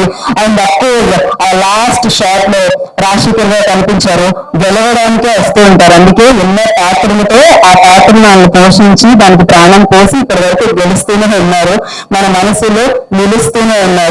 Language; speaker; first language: Telugu; native; Telugu